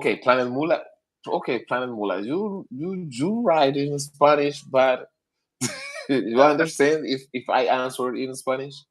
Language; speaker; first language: English; non-native, learner; Spanish